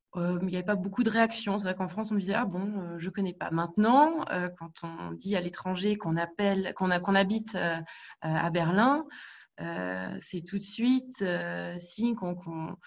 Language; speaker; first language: French; native; French